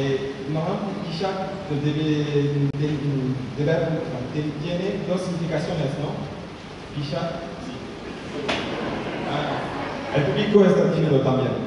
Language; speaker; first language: Spanish; non-native, learner; French